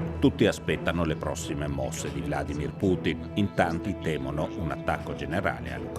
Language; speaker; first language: Italian; native; Italian